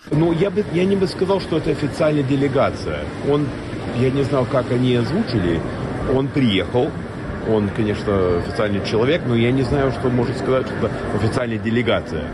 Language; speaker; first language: Russian; non-native, fluent; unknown